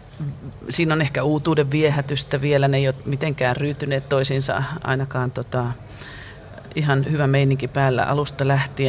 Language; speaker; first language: Finnish; native; Finnish